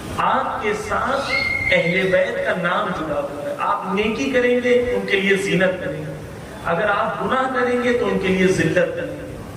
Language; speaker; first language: Urdu; native; Urdu